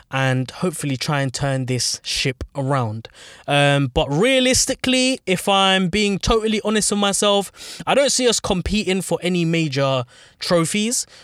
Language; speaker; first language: English; native; English